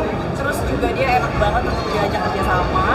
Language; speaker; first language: Indonesian; native; Indonesian